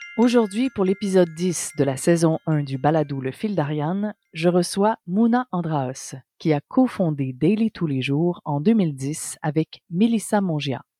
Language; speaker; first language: French; native; French